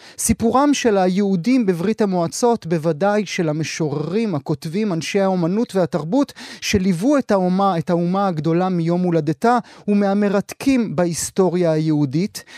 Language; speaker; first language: Hebrew; native; Hebrew